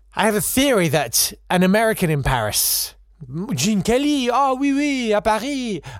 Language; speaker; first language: English; native; English